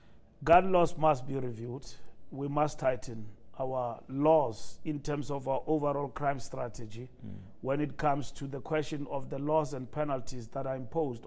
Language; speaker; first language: English; non-native, local second language; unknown